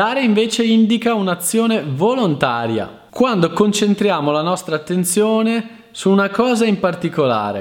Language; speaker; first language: Italian; native; Italian